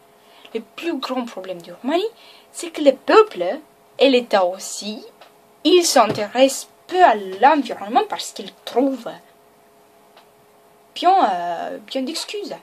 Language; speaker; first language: French; non-native, learner; Romanian